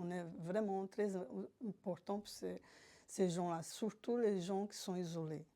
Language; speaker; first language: French; non-native, fluent; Portuguese